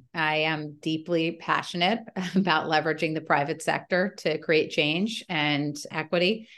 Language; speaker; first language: English; native; English